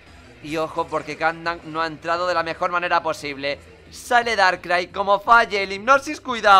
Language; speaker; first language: Spanish; native; Spanish